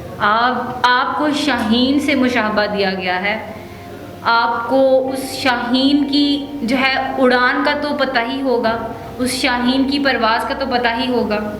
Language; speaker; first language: Urdu; non-native, local second language; Punjabi